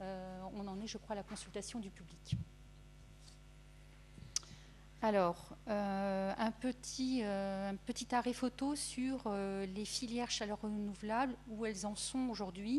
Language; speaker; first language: French; native; French